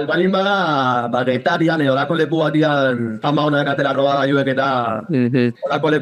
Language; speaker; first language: Basque; native; Basque